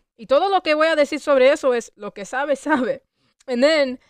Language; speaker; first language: Spanish; non-native, learner; English